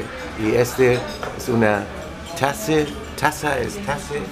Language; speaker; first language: Spanish; non-native, learner; German